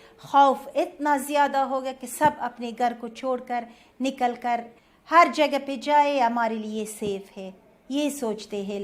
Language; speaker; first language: Hindi; non-native, learner; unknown